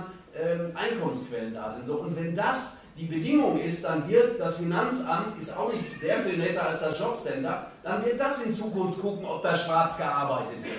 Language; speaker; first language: German; native; German